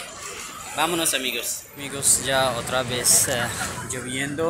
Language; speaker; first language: Spanish; non-native, learner; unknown